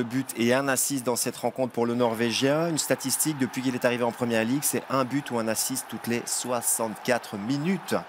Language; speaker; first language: French; native; French